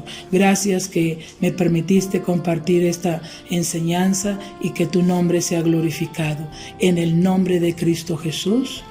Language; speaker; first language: Spanish; native; Spanish